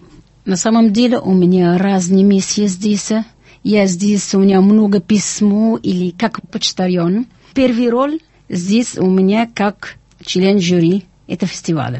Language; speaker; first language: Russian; non-native, fluent; Arabic